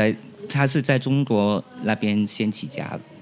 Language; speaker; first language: Chinese; non-native, local second language; Cantonese